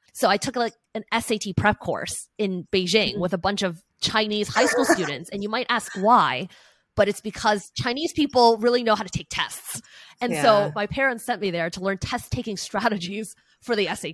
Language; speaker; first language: English; early bilingual, other home language; Chinese